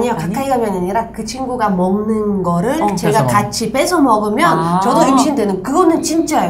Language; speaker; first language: Korean; non-native, local second language; Uzbek